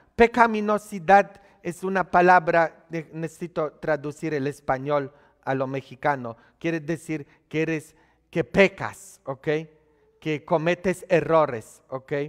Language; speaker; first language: Spanish; non-native, fluent; Polish